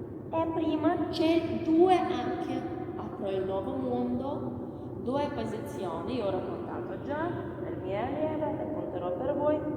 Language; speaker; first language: Italian; non-native, learner; Russian